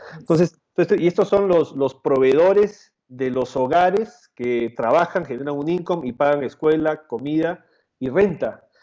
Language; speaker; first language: Spanish; native; Spanish